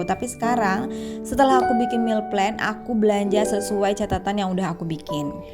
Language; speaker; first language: Indonesian; native; Indonesian